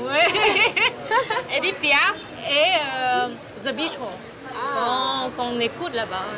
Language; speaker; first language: French; non-native, learner; Vietnamese